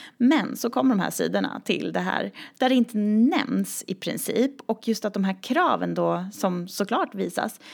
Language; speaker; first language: Swedish; native; Swedish